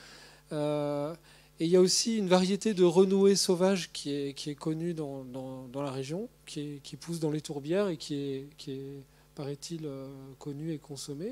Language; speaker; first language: French; native; French